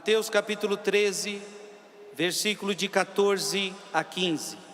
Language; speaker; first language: Portuguese; native; Portuguese